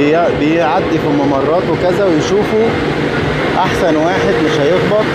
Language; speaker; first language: Arabic; native; Arabic